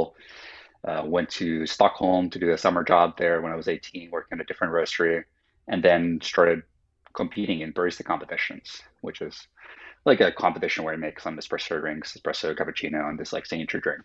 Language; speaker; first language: English; non-native, fluent; Finnish